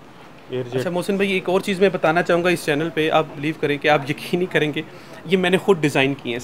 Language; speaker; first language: Urdu; native; Urdu